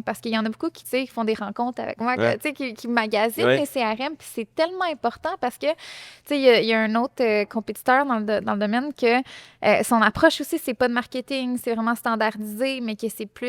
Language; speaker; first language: French; native; French